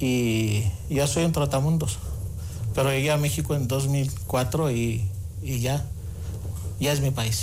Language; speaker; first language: Spanish; non-native, fluent; Greek